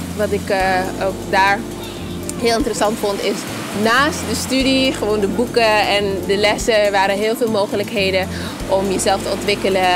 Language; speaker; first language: Dutch; early bilingual, other home language; Papiamento